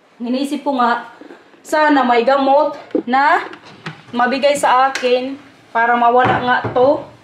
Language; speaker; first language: Filipino; non-native, local second language; Waray